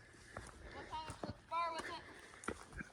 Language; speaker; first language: English; native; English